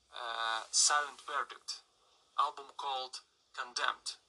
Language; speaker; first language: English; non-native, learner; Russian